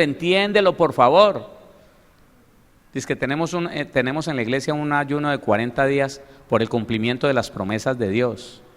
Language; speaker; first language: Spanish; native; Spanish